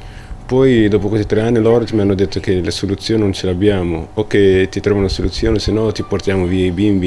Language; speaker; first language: Italian; early bilingual, other home language; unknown